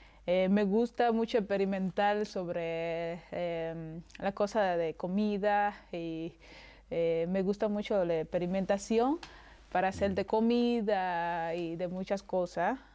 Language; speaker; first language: Spanish; non-native, local second language; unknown